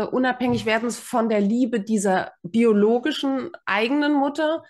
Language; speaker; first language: German; native; German